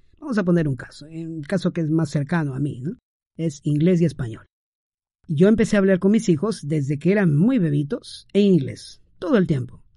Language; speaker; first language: Spanish; native; Spanish